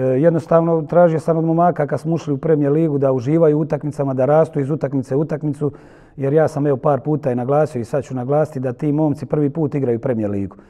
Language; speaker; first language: Croatian; native; Croatian